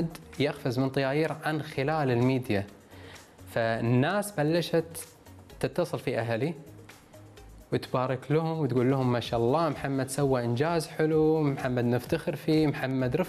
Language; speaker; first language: Arabic; native; Arabic